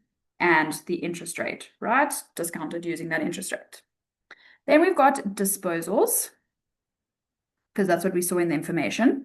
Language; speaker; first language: English; native; English